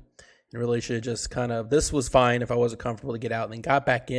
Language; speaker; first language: English; native; English